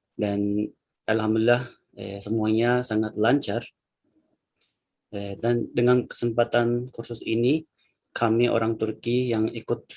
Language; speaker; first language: Indonesian; non-native, learner; Turkish